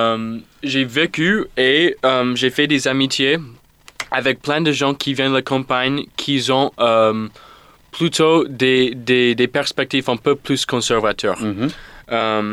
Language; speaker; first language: French; non-native, fluent; English